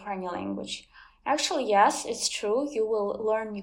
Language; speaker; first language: English; non-native, fluent; Ukrainian